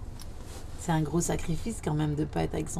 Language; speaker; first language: French; native; French